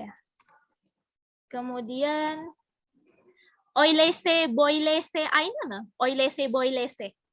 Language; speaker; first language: Turkish; non-native, fluent; Indonesian